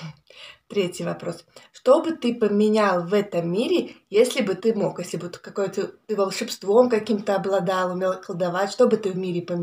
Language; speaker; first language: Russian; native; Russian